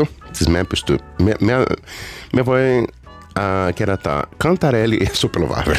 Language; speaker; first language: Finnish; non-native, learner; Portuguese